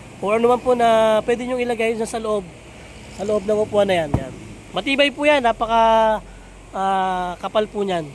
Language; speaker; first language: Filipino; non-native, local second language; Bikol